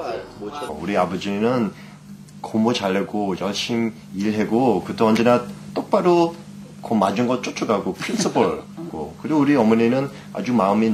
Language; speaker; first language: Korean; early bilingual, heritage; English